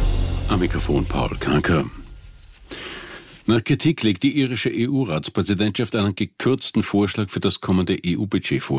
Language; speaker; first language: German; native; German